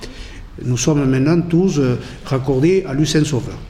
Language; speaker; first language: French; native; French